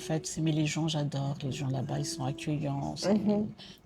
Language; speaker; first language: French; non-native, local second language; Malagasy